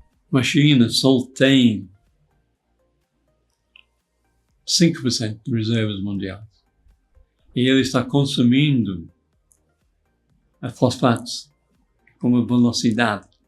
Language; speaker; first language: Portuguese; non-native, fluent; English